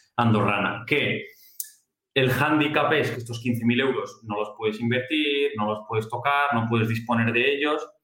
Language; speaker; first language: Spanish; native; Spanish